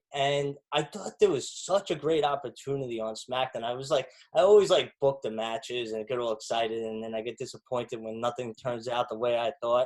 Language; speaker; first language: English; native; English